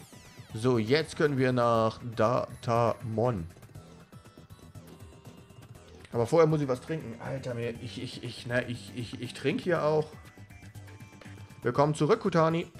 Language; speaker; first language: German; native; German